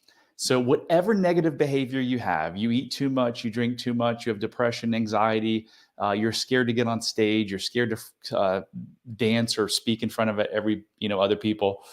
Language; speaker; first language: English; native; English